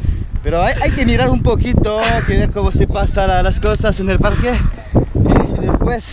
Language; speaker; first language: Portuguese; non-native, learner; Spanish